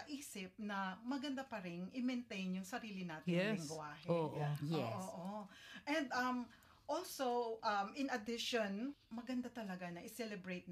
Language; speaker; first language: English; non-native, local second language; Hiligaynon